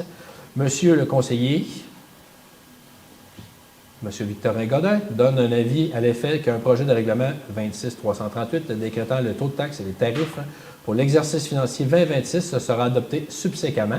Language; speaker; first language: French; native; French